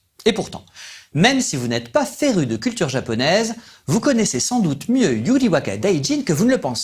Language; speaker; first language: French; native; French